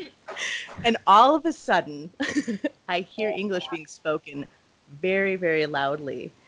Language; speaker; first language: English; native; English